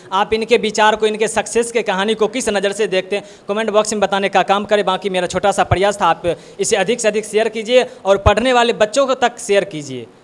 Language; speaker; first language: Hindi; native; Hindi